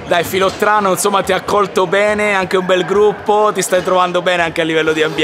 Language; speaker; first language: Italian; native; Italian